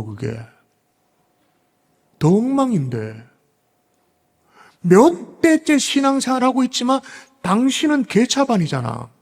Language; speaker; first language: Korean; native; Korean